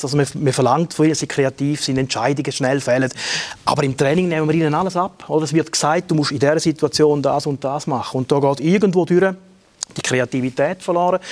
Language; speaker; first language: German; native; German